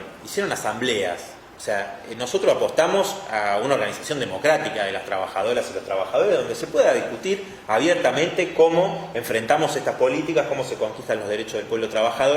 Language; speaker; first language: Spanish; native; Spanish